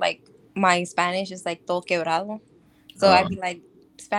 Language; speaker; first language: English; native; English